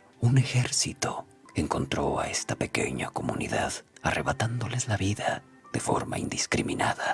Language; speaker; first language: Spanish; native; Spanish